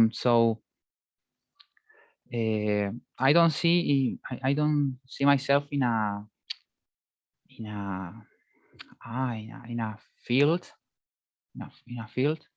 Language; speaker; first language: English; non-native, learner; Spanish